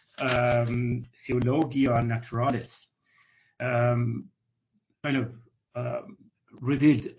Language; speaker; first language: English; non-native, fluent; Persian